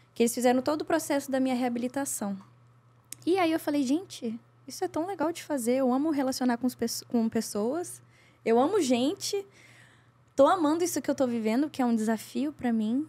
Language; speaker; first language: Portuguese; native; Portuguese